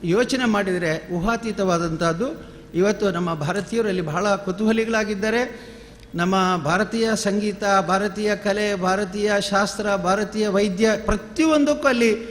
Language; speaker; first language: Kannada; non-native, local second language; Tulu